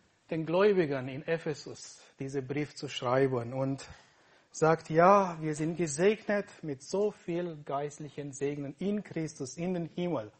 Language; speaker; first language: German; non-native, fluent; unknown